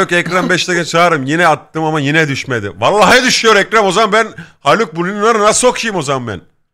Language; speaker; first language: Turkish; native; Turkish